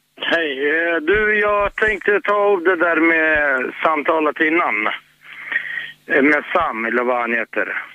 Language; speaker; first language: Swedish; non-native, fluent; Arabic